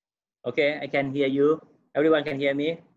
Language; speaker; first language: English; non-native, learner; Thai